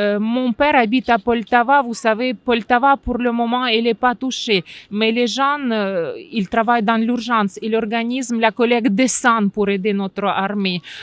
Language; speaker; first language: French; non-native, fluent; Ukrainian